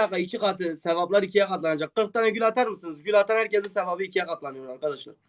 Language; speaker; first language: Turkish; native; Turkish